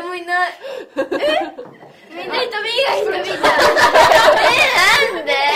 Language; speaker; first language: Japanese; native; Japanese